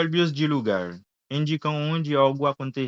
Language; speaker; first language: Portuguese; non-native, fluent; Haitian Creole